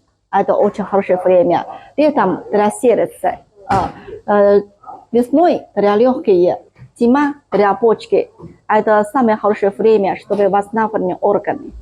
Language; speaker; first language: Russian; non-native, learner; Chinese